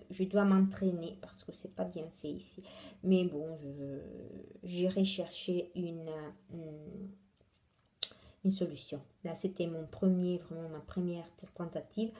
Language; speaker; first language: French; non-native, fluent; Italian